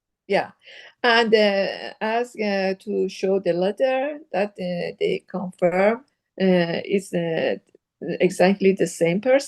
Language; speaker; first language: English; non-native, learner; Persian